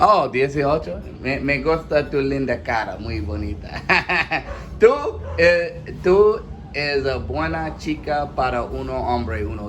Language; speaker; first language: Spanish; non-native, learner; English